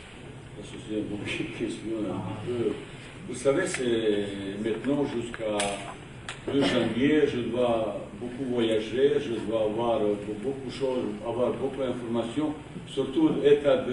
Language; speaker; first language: French; non-native, fluent; Bosnian